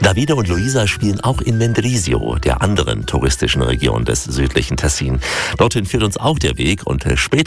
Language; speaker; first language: German; native; German